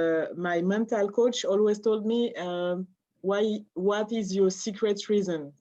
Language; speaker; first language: English; non-native, learner; French